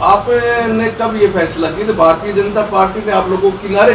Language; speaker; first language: Hindi; native; Hindi